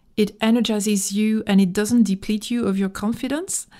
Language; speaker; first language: English; non-native, fluent; French